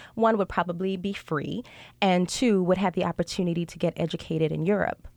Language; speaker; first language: English; native; English